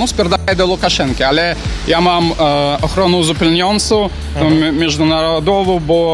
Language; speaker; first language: Polish; non-native, learner; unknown